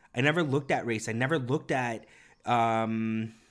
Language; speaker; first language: English; non-native, fluent; Korean